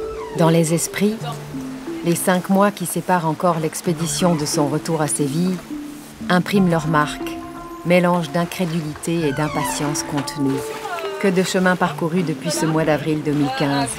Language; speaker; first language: French; native; French